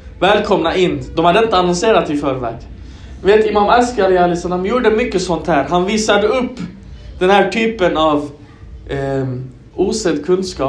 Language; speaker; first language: Swedish; early bilingual, other home language; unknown